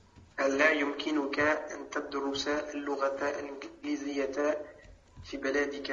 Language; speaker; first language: Arabic; non-native, learner; French